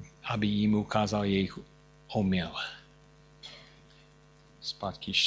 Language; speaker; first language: Czech; non-native, fluent; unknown